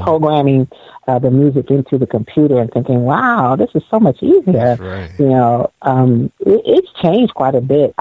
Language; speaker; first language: English; native; English